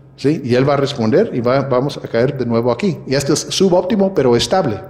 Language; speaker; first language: Spanish; early bilingual, heritage; Spanish